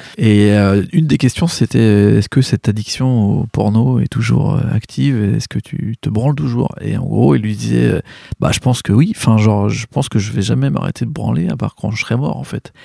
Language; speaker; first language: French; native; French